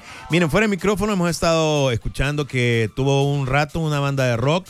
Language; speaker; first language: Spanish; native; Spanish